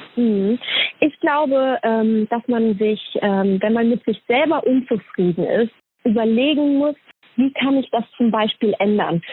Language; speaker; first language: German; early bilingual, other home language; Polish